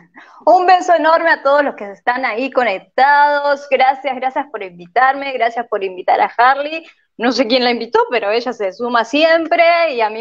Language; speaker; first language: Spanish; native; Spanish